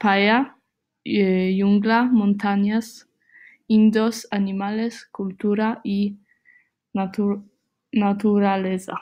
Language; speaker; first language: Spanish; non-native, learner; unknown